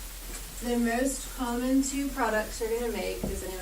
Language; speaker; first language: English; native; English